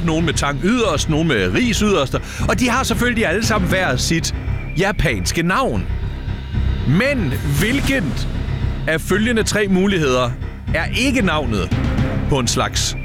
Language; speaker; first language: Danish; native; Danish